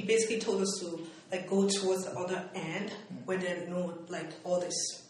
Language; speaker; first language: English; non-native, local second language; Igbo